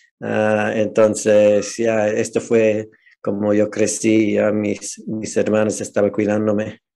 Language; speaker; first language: Spanish; non-native, fluent; English